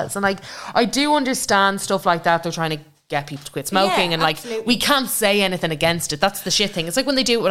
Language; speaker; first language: English; native; English